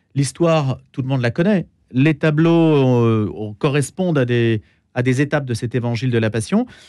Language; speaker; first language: French; native; French